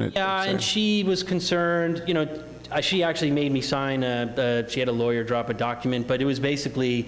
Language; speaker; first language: English; native; English